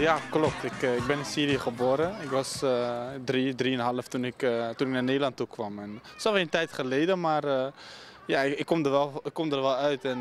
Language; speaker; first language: Dutch; early bilingual, other home language; Kurdish